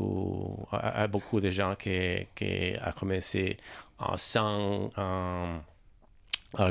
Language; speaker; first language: French; non-native, learner; Italian